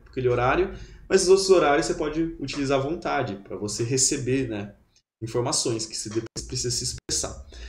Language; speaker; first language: Portuguese; native; Portuguese